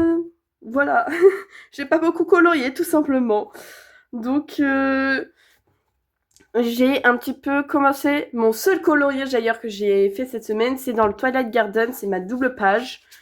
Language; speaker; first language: French; native; French